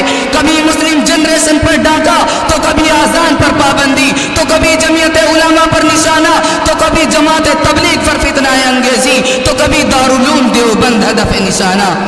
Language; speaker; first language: Urdu; native; Urdu